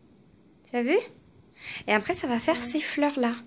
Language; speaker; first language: French; native; French